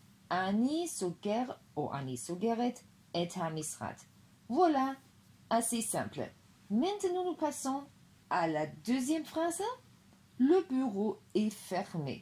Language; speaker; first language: French; non-native, fluent; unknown